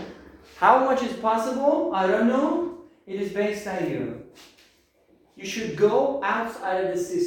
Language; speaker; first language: English; non-native, fluent; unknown